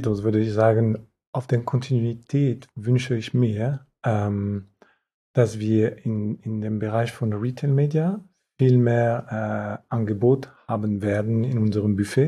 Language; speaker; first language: German; non-native, fluent; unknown